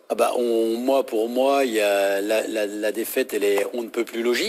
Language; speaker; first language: French; native; French